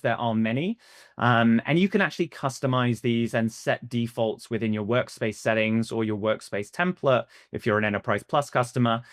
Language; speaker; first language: English; native; English